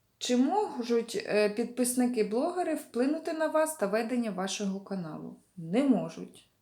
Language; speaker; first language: Ukrainian; non-native, local second language; Russian